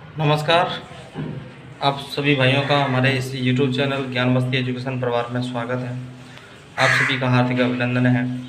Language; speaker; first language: Hindi; native; Hindi